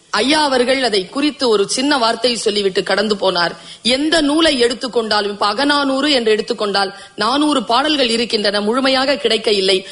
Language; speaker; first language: Tamil; native; Tamil